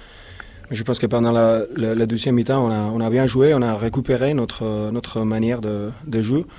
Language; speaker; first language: French; non-native, fluent; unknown